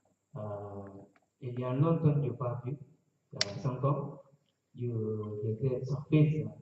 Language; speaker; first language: French; non-native, learner; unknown